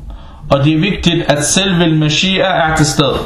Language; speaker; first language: Danish; early bilingual, other home language; Arabic